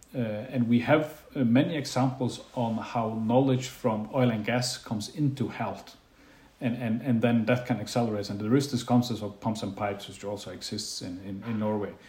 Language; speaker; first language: English; non-native, fluent; Faroese